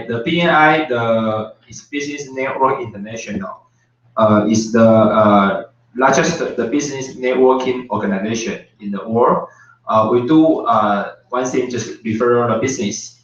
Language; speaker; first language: English; non-native, learner; Chinese